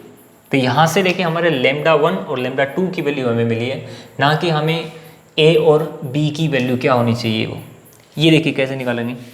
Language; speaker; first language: Hindi; native; Hindi